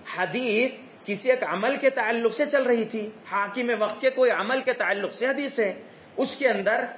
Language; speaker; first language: Urdu; native; Urdu